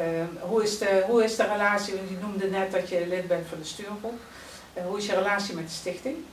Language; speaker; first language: Dutch; native; Dutch